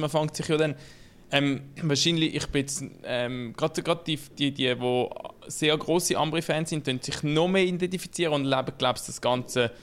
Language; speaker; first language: German; native; German